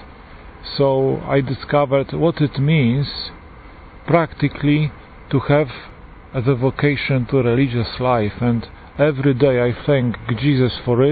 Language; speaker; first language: English; non-native, fluent; Polish